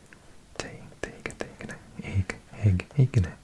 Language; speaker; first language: Danish; non-native, learner; English